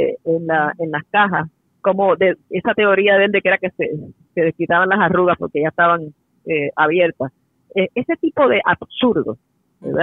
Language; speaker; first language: Spanish; native; Spanish